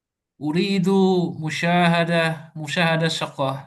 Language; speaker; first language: Arabic; non-native, learner; Indonesian